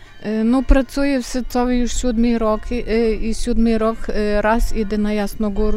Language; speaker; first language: Polish; non-native, learner; Ukrainian